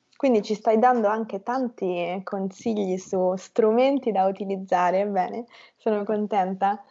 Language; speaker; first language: Italian; native; Italian